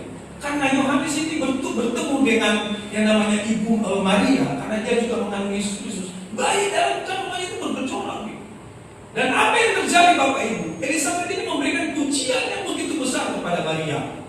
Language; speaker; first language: Indonesian; native; Indonesian